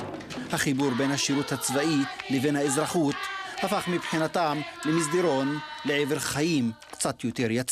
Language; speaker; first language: Hebrew; native; Hebrew